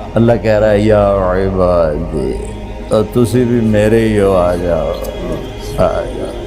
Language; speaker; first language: Urdu; non-native, local second language; Punjabi